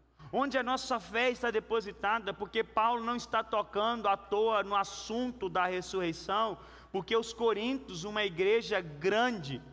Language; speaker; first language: Portuguese; native; Portuguese